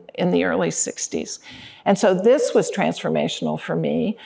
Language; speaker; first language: English; native; English